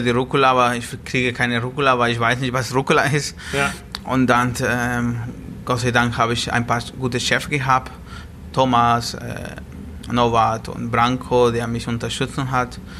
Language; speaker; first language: German; non-native, learner; Spanish